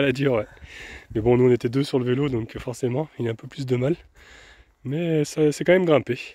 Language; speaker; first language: French; native; French